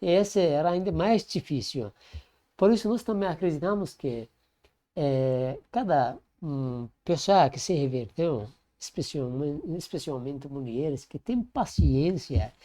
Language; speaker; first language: Portuguese; non-native, learner; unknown